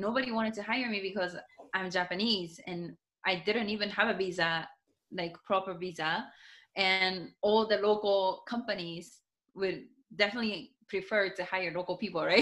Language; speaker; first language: English; non-native, fluent; Japanese